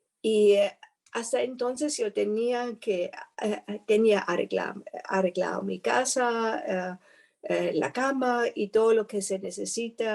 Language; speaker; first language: Spanish; non-native, fluent; German